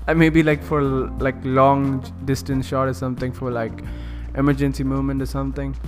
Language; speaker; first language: English; non-native, local second language; Malayalam